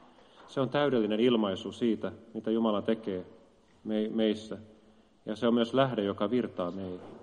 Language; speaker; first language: Finnish; native; Finnish